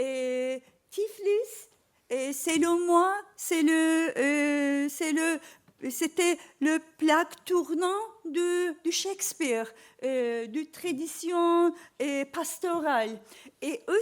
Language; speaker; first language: French; non-native, learner; Turkish